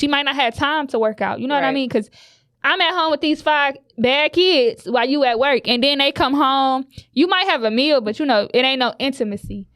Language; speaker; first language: English; native; English